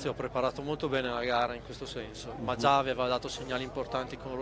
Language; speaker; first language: Italian; native; Italian